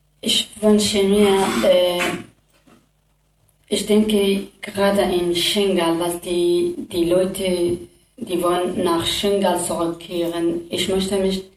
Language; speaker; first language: German; non-native, learner; Kurdish